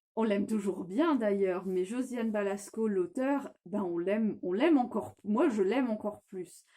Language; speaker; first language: French; non-native, fluent; English